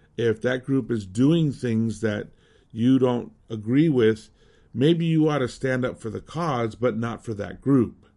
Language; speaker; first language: English; native; English